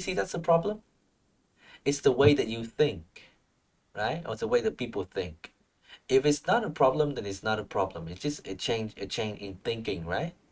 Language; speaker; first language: English; non-native, fluent; Vietnamese